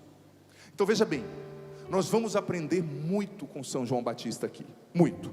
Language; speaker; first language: Portuguese; native; Portuguese